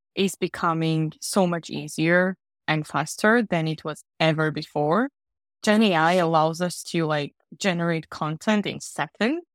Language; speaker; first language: English; non-native, fluent; Georgian